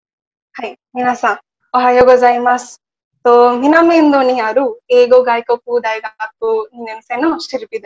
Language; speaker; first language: Japanese; non-native, learner; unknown